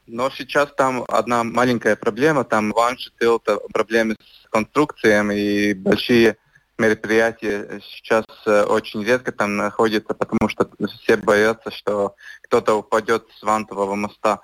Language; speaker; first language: Russian; non-native, local second language; Latvian